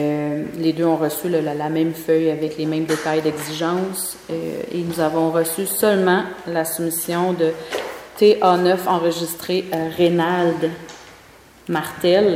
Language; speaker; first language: French; native; French